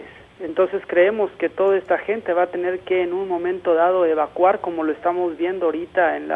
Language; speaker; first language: Spanish; native; Spanish